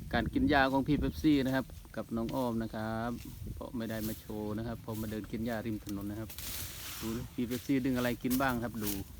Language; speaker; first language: Thai; non-native, local second language; Northern Khmer